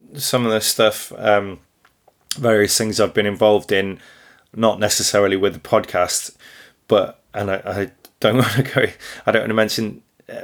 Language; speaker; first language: English; native; English